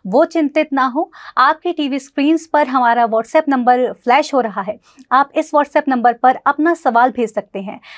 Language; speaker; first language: Hindi; native; Hindi